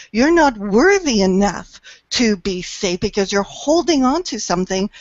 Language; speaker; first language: English; native; English